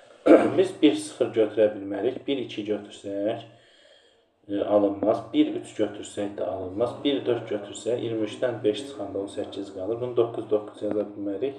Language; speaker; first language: Azerbaijani; native; Azerbaijani